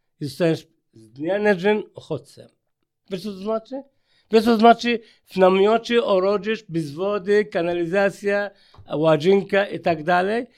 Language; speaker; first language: Polish; non-native, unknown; Arabic